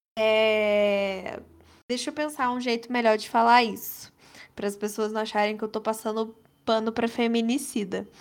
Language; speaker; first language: Portuguese; native; Portuguese